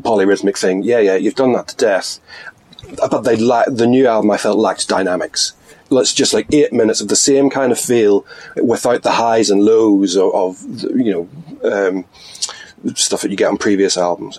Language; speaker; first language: English; native; English